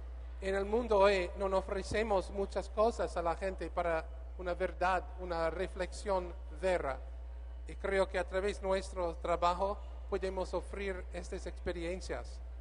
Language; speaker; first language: Spanish; non-native, learner; English